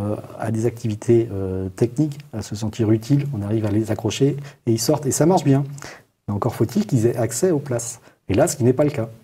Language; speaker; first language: French; native; French